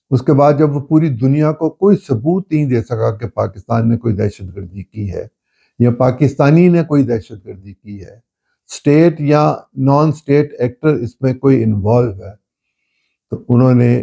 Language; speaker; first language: Urdu; non-native, local second language; Punjabi